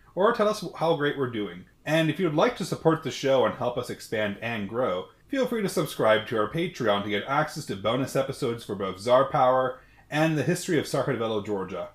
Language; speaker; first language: English; native; English